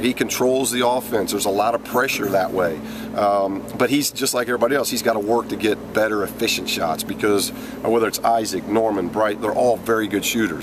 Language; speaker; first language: English; native; English